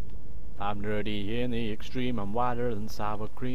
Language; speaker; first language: English; native; English